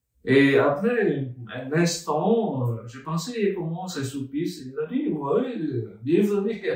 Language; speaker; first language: French; non-native, fluent; Vietnamese